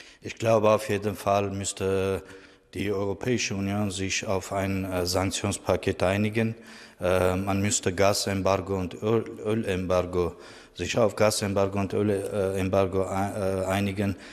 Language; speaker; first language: German; non-native, fluent; Armenian